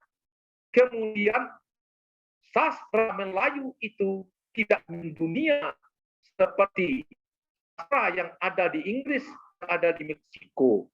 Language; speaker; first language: Indonesian; native; Indonesian